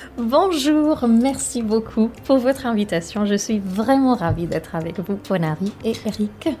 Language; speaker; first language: French; non-native, fluent; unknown